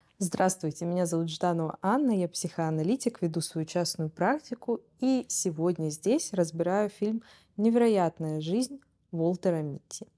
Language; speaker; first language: Russian; native; Russian